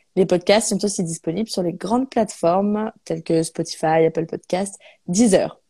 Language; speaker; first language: French; native; French